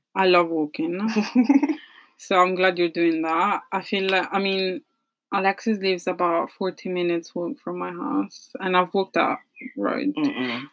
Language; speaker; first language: English; non-native, fluent; Italian